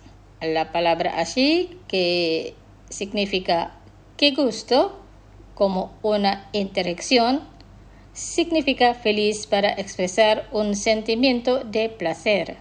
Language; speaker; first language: Spanish; non-native, fluent; Indonesian